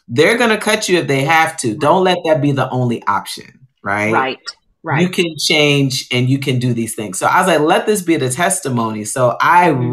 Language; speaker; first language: English; native; English